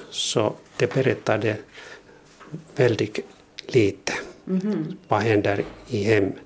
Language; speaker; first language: Swedish; non-native, learner; Finnish